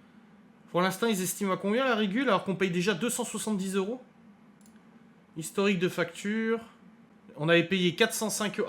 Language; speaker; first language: French; native; French